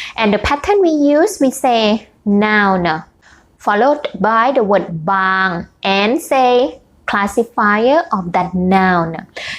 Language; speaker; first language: English; non-native, fluent; Thai